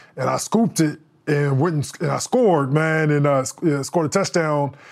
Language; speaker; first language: English; native; English